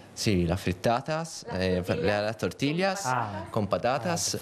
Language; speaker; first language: Spanish; non-native, learner; Italian